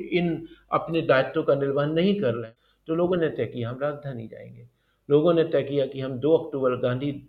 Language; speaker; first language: Hindi; native; Hindi